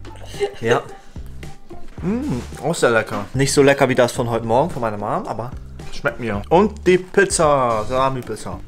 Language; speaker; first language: German; native; German